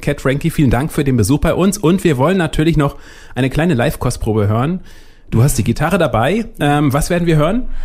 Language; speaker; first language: German; native; German